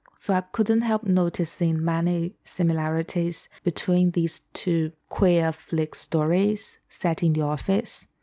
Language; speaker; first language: English; non-native, fluent; Chinese